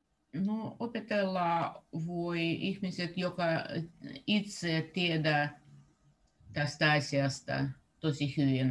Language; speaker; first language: Finnish; non-native, learner; Russian